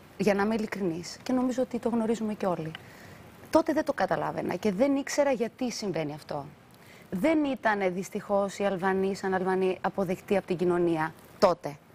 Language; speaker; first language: Greek; early bilingual, other home language; Albanian